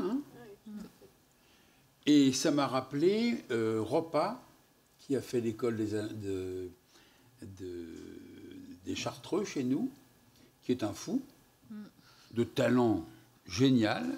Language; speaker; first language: French; native; French